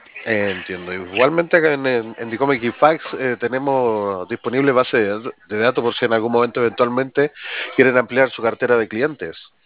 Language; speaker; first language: Spanish; native; Spanish